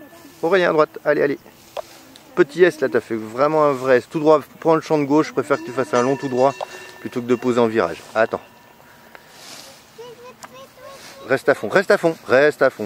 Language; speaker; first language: French; native; French